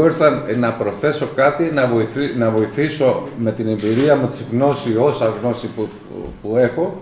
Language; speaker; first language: Greek; non-native, fluent; Spanish